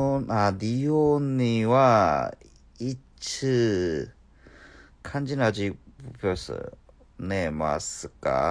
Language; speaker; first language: Japanese; non-native, learner; Korean